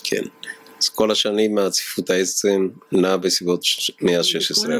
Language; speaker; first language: Hebrew; native; Hebrew